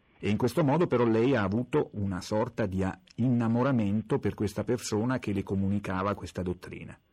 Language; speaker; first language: Italian; native; Italian